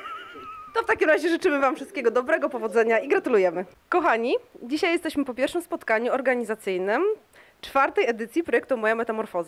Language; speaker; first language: Polish; native; Polish